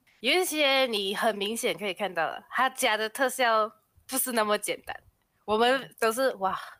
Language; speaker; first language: Chinese; native; Chinese